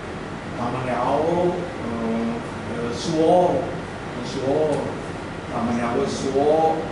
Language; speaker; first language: Chinese; non-native, learner; Sinhala